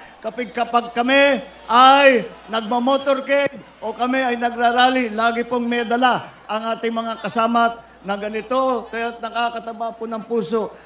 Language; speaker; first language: Filipino; native; Filipino